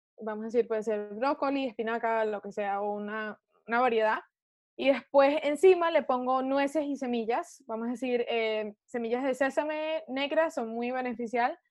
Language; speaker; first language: Spanish; early bilingual, heritage; Spanish